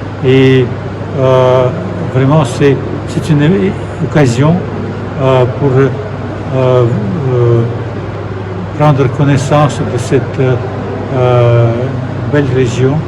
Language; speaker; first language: French; non-native, fluent; Russian